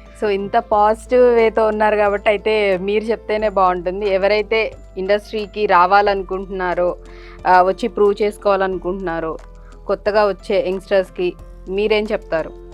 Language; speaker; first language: Telugu; native; Telugu